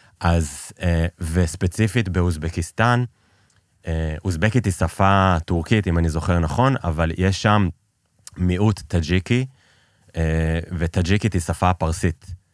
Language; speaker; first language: Hebrew; early bilingual, other home language; Persian